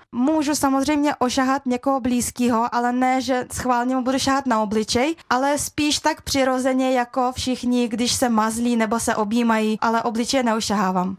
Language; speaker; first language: Czech; early bilingual, other home language; Russian